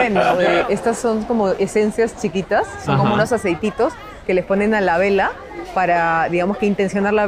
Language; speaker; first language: Spanish; native; Spanish